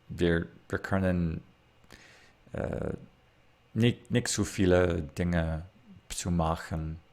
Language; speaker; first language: German; non-native, learner; English